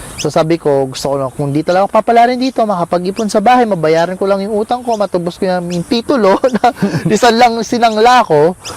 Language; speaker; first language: Filipino; non-native, local second language; Pampanga